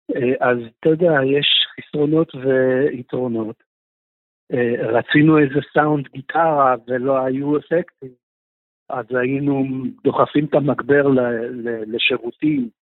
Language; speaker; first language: Hebrew; non-native, fluent; Russian